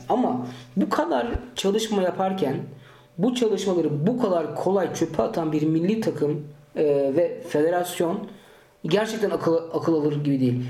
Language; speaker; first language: Turkish; early bilingual, heritage; Turkish